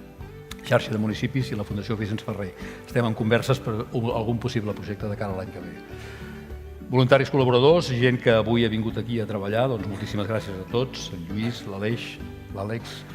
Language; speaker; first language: Catalan; native; Catalan